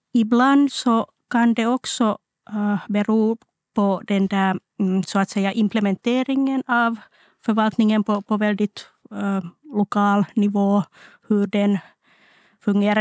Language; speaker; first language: Swedish; non-native, local second language; Finnish